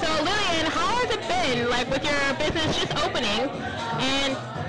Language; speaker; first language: English; native; English